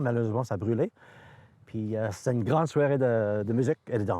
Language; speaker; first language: French; native; French